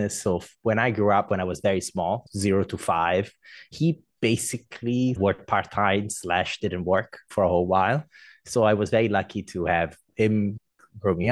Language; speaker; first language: English; non-native, fluent; Italian